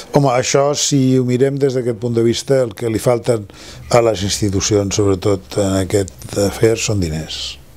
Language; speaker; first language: Catalan; non-native, local second language; Spanish